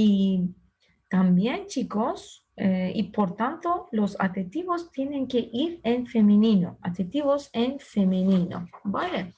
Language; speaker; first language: Spanish; non-native, fluent; Turkish